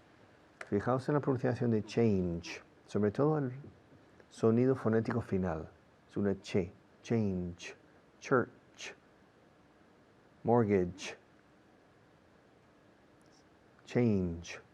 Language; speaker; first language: Spanish; non-native, fluent; English